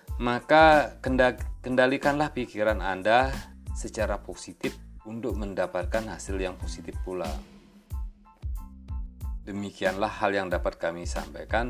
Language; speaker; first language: Indonesian; native; Indonesian